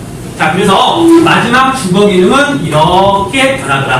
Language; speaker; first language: Korean; native; Korean